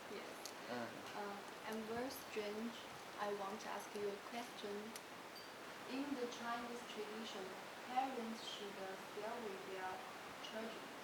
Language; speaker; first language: English; non-native, learner; Chinese